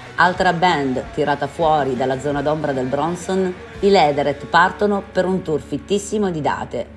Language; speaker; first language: Italian; native; Italian